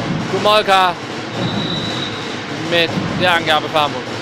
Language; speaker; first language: German; native; German